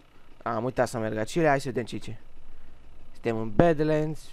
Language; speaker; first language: Romanian; native; Romanian